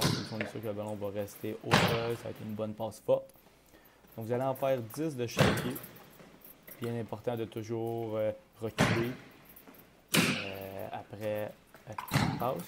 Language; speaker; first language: French; native; French